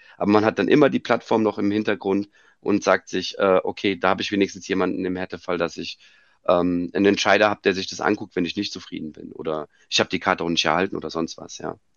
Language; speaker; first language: German; native; German